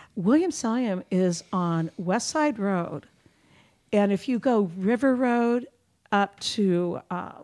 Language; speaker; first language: English; native; English